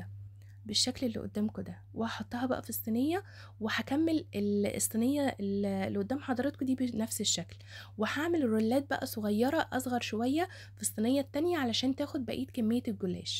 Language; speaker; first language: Arabic; native; Arabic